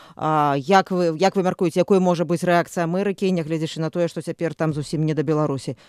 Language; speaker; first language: Belarusian; native; Belarusian